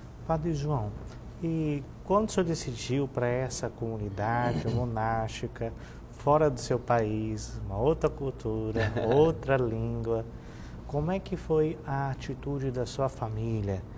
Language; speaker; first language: Portuguese; native; Portuguese